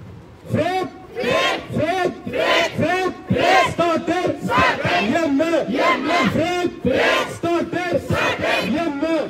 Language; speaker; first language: Norwegian; non-native, learner; Oromo